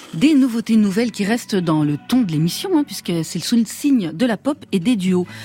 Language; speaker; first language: French; native; French